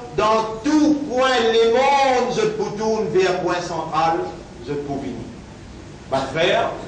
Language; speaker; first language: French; non-native, local second language; Morisyen